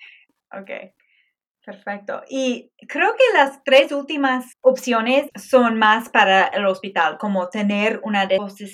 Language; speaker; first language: Spanish; non-native, fluent; English